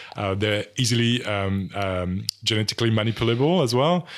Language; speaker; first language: English; non-native, fluent; French